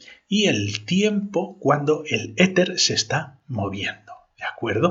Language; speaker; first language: Spanish; native; Spanish